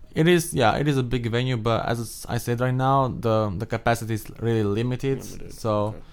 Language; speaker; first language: English; non-native, fluent; Albanian